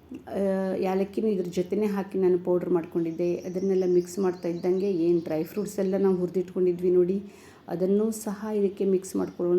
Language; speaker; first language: Kannada; native; Kannada